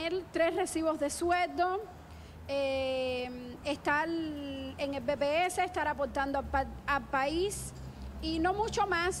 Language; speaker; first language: Spanish; native; Spanish